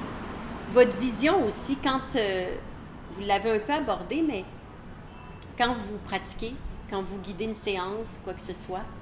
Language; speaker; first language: French; native; French